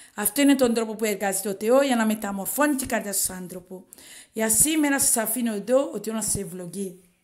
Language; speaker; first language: Greek; non-native, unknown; Swahili